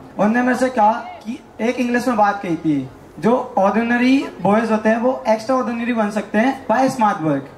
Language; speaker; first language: Hindi; native; Hindi